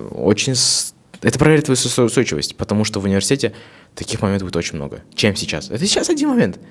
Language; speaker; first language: Russian; non-native, local second language; Kazakh